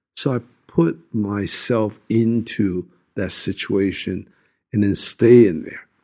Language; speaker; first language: English; non-native, fluent; Japanese